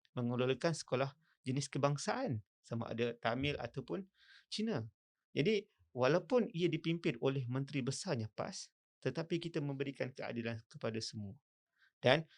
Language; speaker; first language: Malay; native; Malay